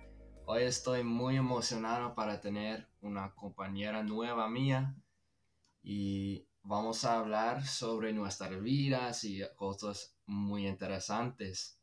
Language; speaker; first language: Spanish; non-native, fluent; English